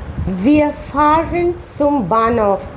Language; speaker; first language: German; non-native, fluent; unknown